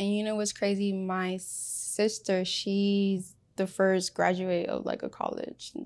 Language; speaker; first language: English; early bilingual, other home language; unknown